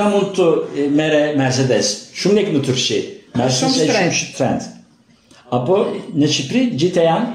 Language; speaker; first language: Albanian; non-native, learner; Turkish